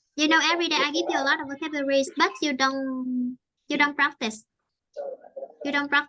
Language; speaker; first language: English; non-native, fluent; Vietnamese